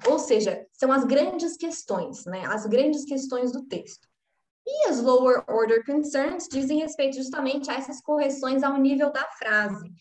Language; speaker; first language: Portuguese; native; Portuguese